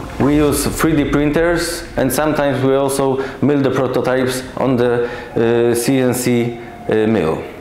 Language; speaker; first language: English; non-native, fluent; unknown